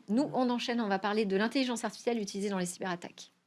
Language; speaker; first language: French; native; French